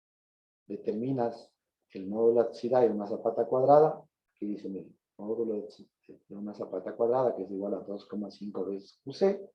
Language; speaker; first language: Spanish; native; Spanish